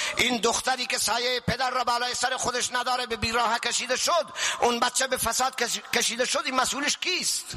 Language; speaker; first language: Persian; non-native, local second language; Baluchi